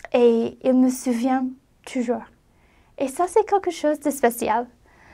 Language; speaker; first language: French; non-native, fluent; English